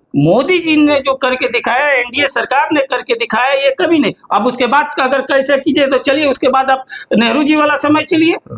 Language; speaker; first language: Hindi; native; Hindi